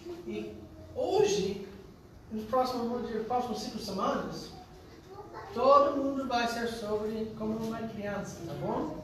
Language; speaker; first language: Portuguese; non-native, fluent; English